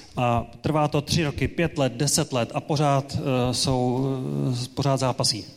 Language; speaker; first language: Czech; native; Czech